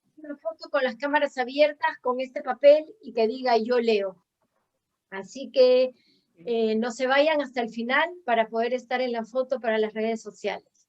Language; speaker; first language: Spanish; native; Spanish